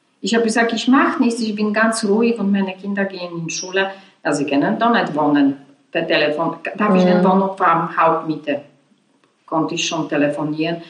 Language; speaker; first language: German; non-native, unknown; Polish